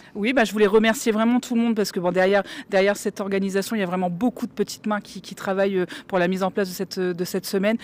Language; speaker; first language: French; native; French